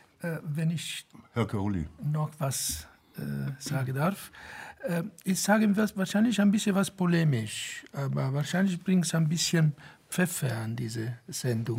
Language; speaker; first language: German; non-native, fluent; Italian